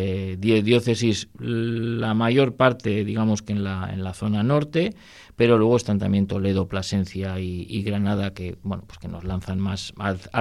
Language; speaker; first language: Spanish; native; Spanish